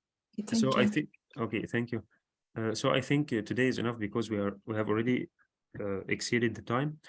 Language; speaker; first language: English; non-native, fluent; Arabic